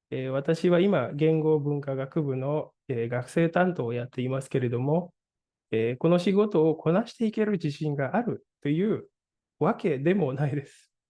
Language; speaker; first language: Japanese; non-native, fluent; Indonesian